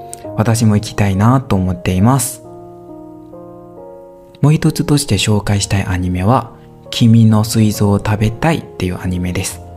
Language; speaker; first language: Japanese; non-native, learner; Burmese